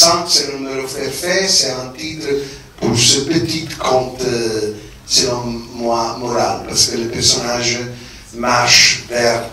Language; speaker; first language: French; non-native, fluent; Italian